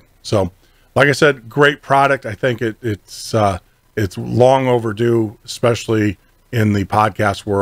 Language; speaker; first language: English; native; English